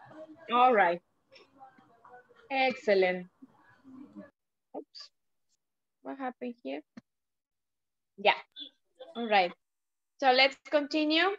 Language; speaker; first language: English; non-native, learner; Spanish